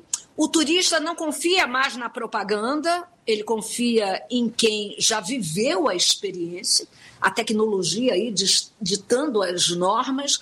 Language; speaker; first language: Portuguese; native; Portuguese